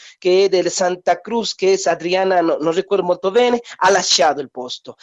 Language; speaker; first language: Italian; non-native, learner; Spanish